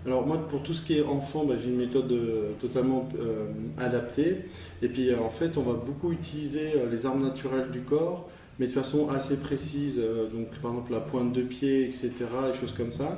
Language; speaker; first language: French; native; French